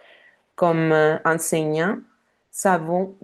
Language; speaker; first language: French; non-native, fluent; Spanish